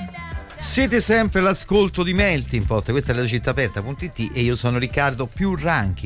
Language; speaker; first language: Italian; native; Italian